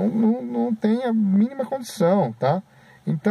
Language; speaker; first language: Portuguese; native; Portuguese